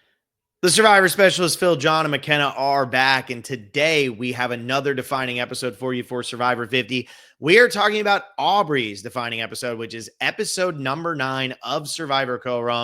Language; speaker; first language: English; native; English